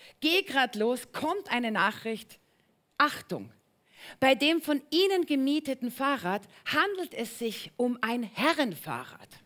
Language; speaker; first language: German; native; German